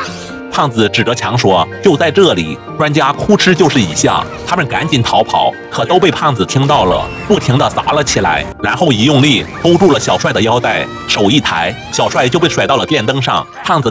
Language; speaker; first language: Chinese; native; Chinese